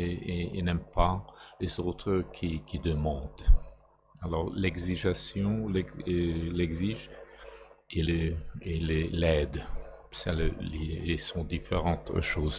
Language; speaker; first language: French; non-native, learner; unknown